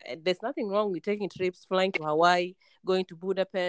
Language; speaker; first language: English; non-native, local second language; Luo (Kenya and Tanzania)